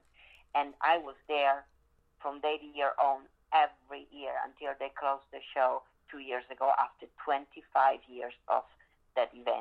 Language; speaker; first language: English; non-native, fluent; Italian